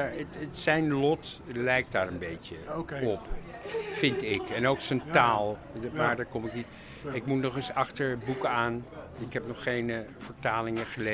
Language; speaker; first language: Dutch; native; Dutch